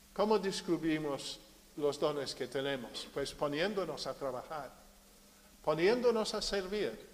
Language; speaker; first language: Spanish; non-native, fluent; English